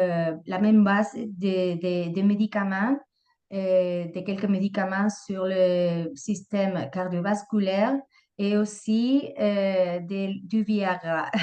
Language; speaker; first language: French; non-native, fluent; Spanish